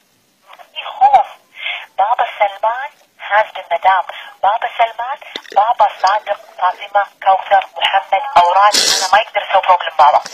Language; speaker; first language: Arabic; non-native, learner; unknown